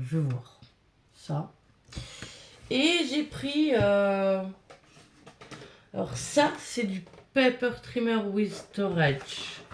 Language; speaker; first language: French; native; French